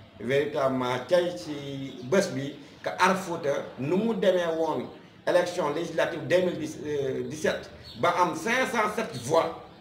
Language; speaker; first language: Wolof; non-native, local second language; Fula